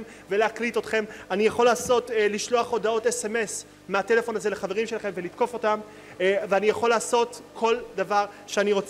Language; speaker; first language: Hebrew; native; Hebrew